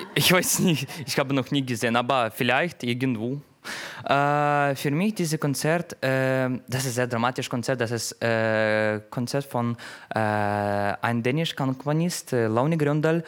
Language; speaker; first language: German; non-native, learner; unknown